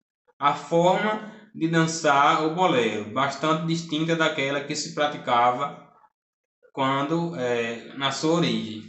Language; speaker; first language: Portuguese; native; Portuguese